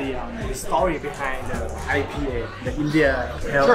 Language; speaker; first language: English; non-native, learner; Thai